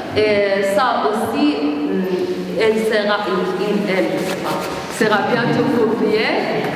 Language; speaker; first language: French; non-native, learner; Persian